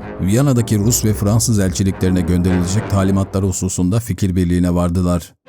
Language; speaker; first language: Turkish; native; Turkish